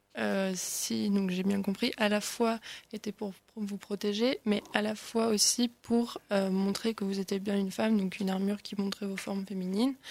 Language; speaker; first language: French; native; French